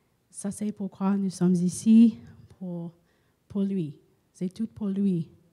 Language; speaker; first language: French; non-native, learner; English